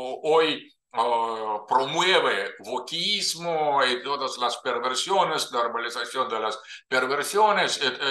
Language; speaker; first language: Spanish; non-native, fluent; Russian